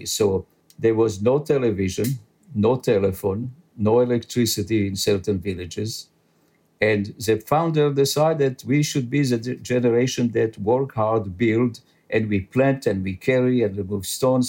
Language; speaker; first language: English; non-native, fluent; French